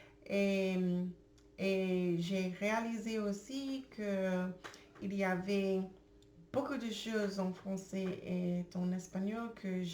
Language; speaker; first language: French; non-native, learner; English